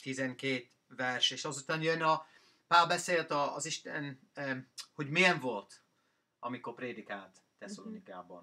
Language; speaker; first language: Hungarian; non-native, learner; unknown